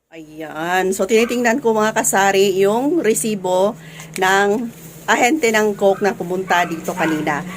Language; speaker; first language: Filipino; non-native, local second language; Cebuano